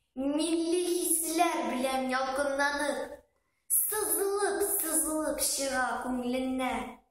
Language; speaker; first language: Tatar; native; Tatar